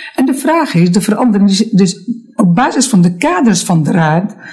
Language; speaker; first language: Dutch; non-native, fluent; Arabic